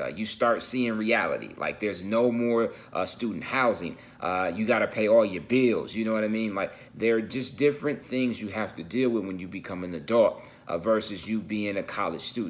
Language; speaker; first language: English; native; English